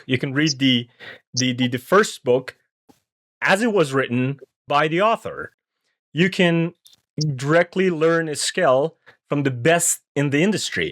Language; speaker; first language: English; non-native, fluent; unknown